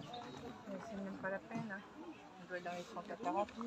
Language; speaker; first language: French; native; French